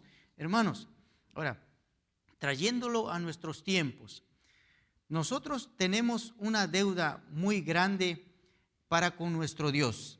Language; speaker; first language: Spanish; native; Spanish